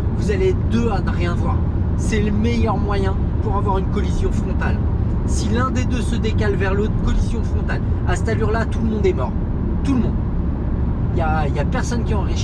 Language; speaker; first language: French; native; French